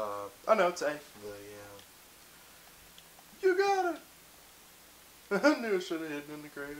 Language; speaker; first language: English; native; English